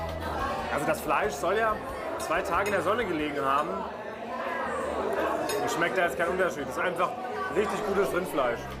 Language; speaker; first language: German; native; German